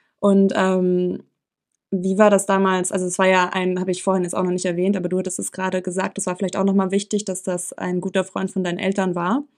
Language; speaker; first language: German; native; German